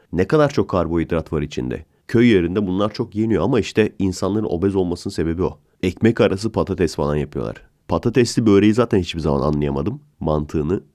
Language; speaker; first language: Turkish; native; Turkish